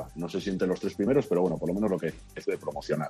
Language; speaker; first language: Spanish; native; Spanish